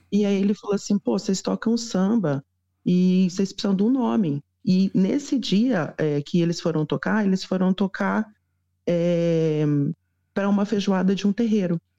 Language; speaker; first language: Portuguese; native; Portuguese